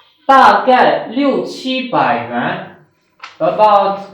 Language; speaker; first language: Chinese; non-native, fluent; Urdu